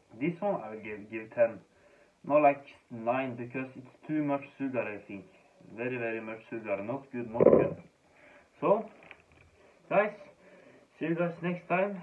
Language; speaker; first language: English; non-native, fluent; Danish